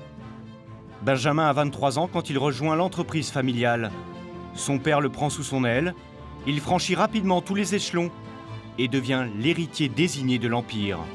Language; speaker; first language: French; native; French